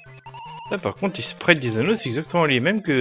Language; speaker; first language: French; native; French